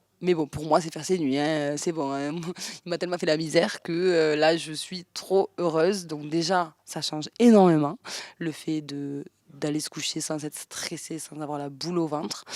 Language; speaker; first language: French; native; French